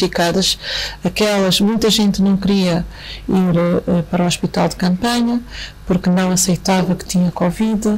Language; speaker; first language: Portuguese; native; Portuguese